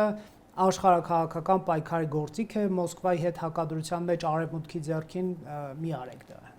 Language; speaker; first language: Armenian; native; Armenian